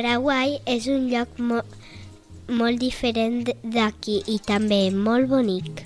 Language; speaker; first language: Catalan; early bilingual, other home language; Spanish